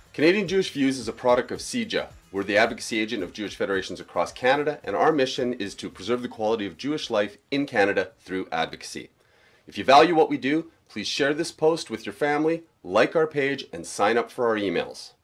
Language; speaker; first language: English; native; English